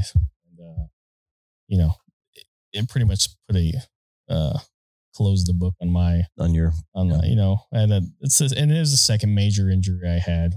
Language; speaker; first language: English; native; English